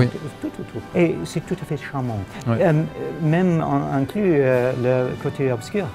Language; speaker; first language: French; non-native, fluent; English